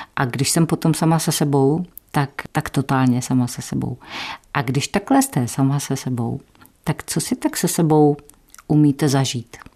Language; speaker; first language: Czech; native; Czech